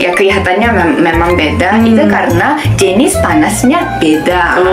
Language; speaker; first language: Indonesian; non-native, learner; Japanese